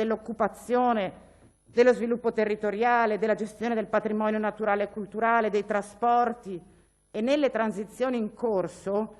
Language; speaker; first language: Italian; native; Italian